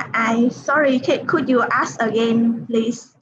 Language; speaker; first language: English; non-native, learner; Vietnamese